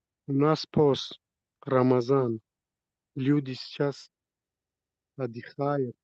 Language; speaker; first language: Russian; non-native, learner; Tajik